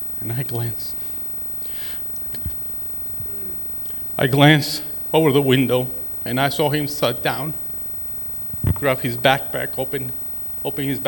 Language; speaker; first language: English; non-native, fluent; Spanish